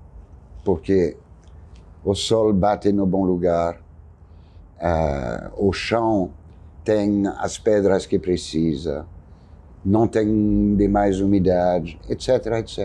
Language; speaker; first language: Portuguese; non-native, fluent; French